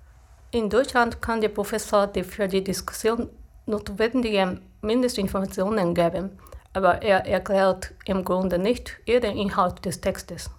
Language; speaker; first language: German; non-native, fluent; Japanese